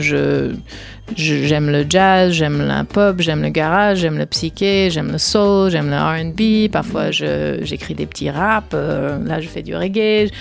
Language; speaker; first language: French; non-native, fluent; English